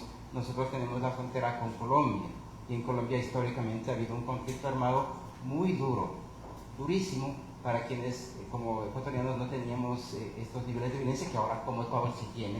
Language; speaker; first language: Spanish; native; Spanish